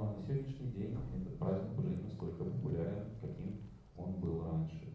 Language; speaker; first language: Russian; native; Russian